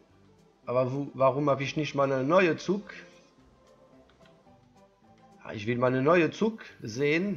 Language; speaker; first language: German; non-native, learner; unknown